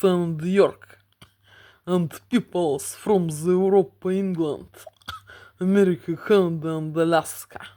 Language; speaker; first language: English; non-native, learner; Russian